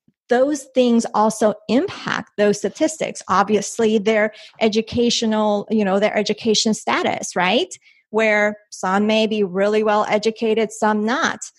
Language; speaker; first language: English; early bilingual, other home language; Spanish